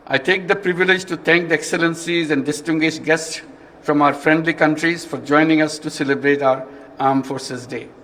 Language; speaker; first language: English; non-native, local second language; Bangla